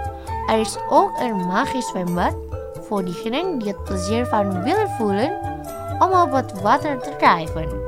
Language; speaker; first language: Dutch; non-native, fluent; Indonesian